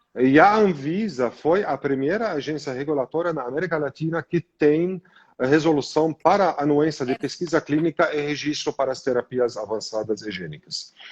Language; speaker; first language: Portuguese; non-native, fluent; Arabic